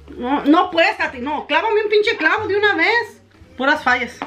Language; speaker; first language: Spanish; native; Spanish